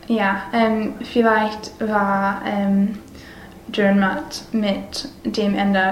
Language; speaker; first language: German; non-native, learner; English